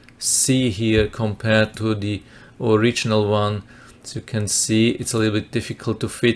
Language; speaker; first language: English; non-native, fluent; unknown